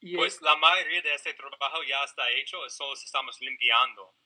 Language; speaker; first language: Spanish; non-native, fluent; English